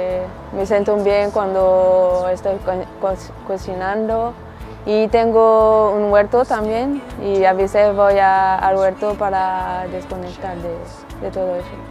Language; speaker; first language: Spanish; non-native, learner; French